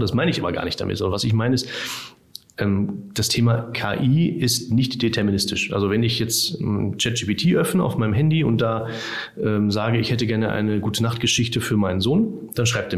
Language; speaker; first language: German; native; German